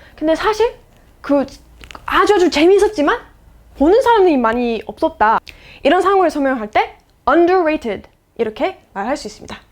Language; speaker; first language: Korean; non-native, fluent; English